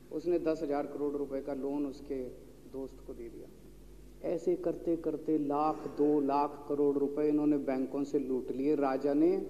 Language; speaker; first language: Hindi; native; Hindi